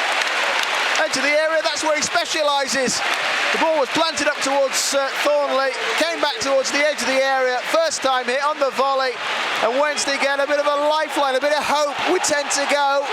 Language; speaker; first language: English; native; English